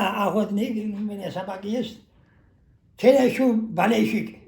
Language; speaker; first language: Russian; non-native, learner; Georgian